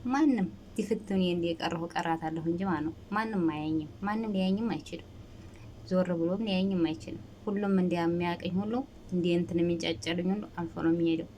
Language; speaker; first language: Amharic; native; Amharic